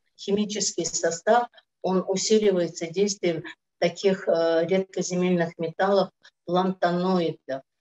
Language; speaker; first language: Russian; non-native, local second language; Azerbaijani